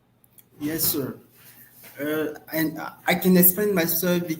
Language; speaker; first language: English; non-native, learner; French